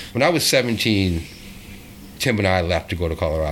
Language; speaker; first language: English; native; English